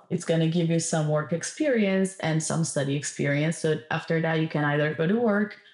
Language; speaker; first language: English; non-native, fluent; Italian